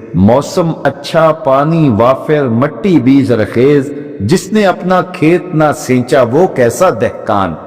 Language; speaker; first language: Urdu; non-native, local second language; Punjabi